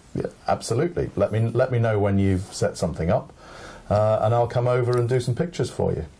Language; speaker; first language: English; native; English